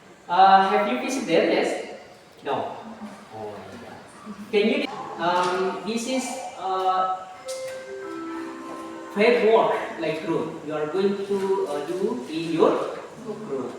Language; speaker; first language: English; non-native, learner; Indonesian